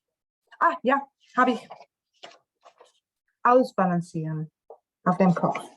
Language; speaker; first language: German; non-native, learner; Dutch